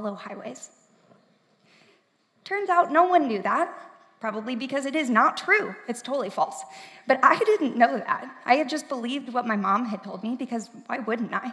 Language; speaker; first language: English; native; English